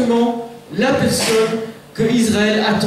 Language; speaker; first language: French; native; French